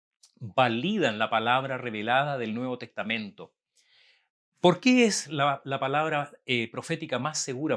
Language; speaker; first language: Spanish; native; Spanish